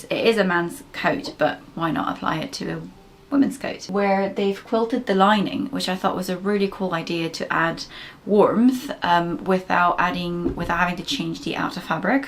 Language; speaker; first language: English; native; English